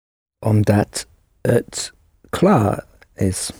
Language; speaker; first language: Dutch; non-native, learner; English